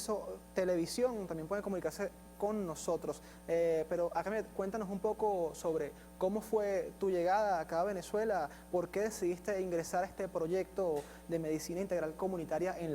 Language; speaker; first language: Spanish; native; Spanish